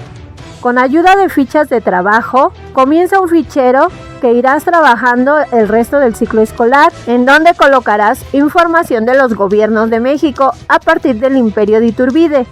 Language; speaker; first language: Spanish; native; Spanish